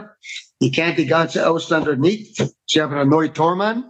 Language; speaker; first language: German; non-native, fluent; English